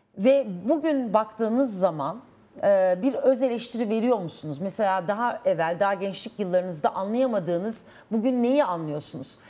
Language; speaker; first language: Turkish; native; Turkish